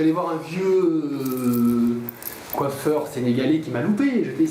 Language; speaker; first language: French; native; French